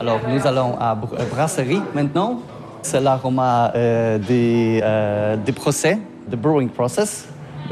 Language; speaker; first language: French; non-native, learner; Polish